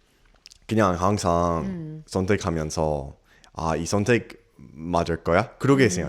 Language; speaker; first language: Korean; non-native, learner; English